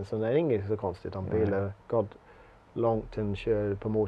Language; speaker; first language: Swedish; non-native, learner; English